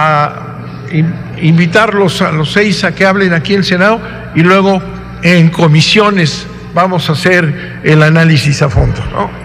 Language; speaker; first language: Spanish; native; Spanish